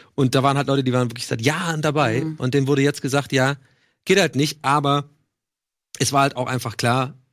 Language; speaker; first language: German; non-native, fluent; English